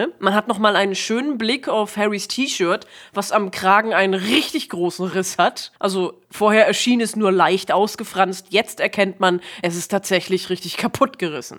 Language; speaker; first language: German; native; German